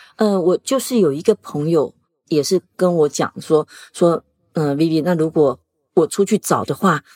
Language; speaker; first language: Chinese; native; Chinese